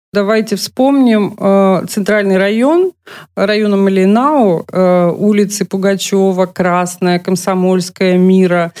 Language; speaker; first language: Russian; native; Russian